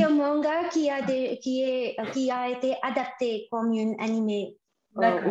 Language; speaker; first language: French; non-native, fluent; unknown